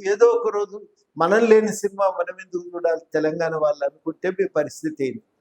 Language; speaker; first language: Telugu; native; Telugu